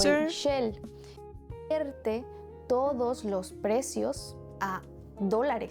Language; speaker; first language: Spanish; native; Spanish